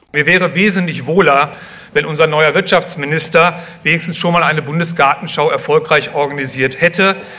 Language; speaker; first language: German; native; German